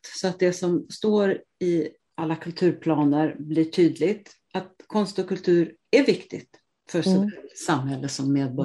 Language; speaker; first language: Swedish; native; Swedish